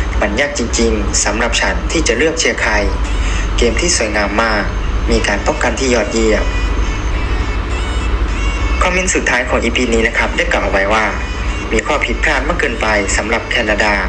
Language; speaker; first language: Thai; native; Thai